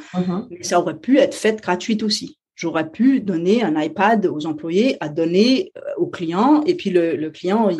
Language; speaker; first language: French; non-native, fluent; Danish